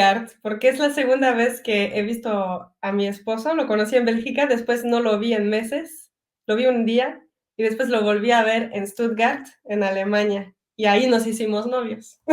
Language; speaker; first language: Spanish; early bilingual, heritage; French